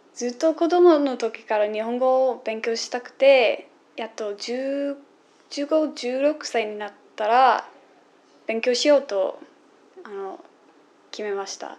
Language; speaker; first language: Japanese; non-native, fluent; English